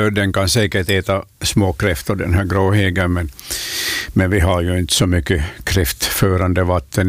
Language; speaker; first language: Swedish; native; Swedish